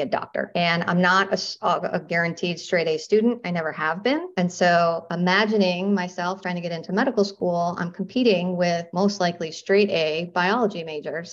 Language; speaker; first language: English; native; English